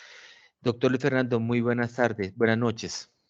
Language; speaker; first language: Spanish; native; Spanish